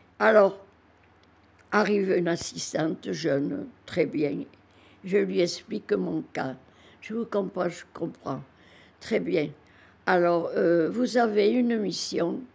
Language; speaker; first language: French; native; French